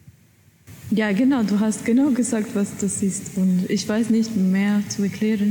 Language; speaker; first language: German; non-native, learner; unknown